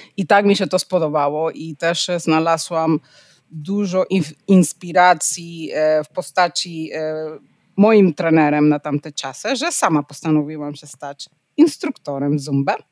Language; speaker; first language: Polish; non-native, fluent; Spanish